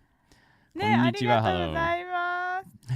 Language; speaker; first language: Japanese; native; Japanese